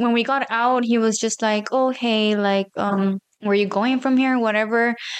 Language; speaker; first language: English; early bilingual, other home language; Spanish